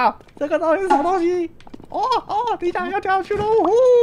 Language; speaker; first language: Chinese; native; Chinese